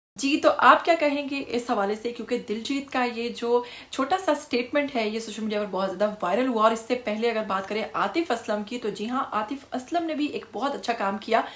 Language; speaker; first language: Urdu; native; Urdu